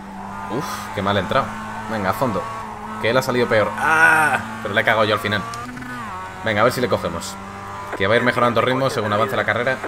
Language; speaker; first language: Spanish; native; Spanish